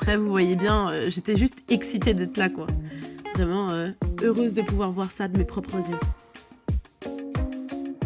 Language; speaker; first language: French; native; French